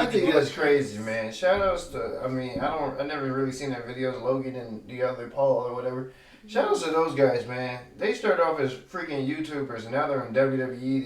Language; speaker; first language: English; native; English